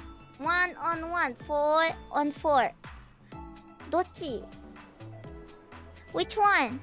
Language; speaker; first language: English; non-native, learner; Indonesian